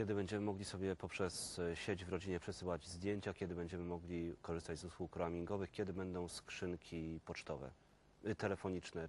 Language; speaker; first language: Polish; native; Polish